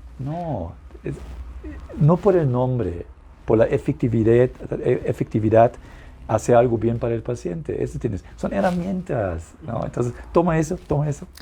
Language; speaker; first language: Spanish; non-native, fluent; German